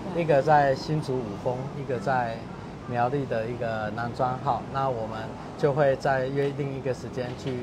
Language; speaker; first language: Chinese; native; Chinese